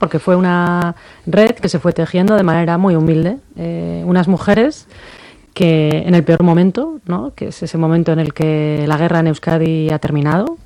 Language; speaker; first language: Spanish; native; Spanish